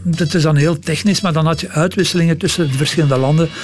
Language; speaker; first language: Dutch; native; Dutch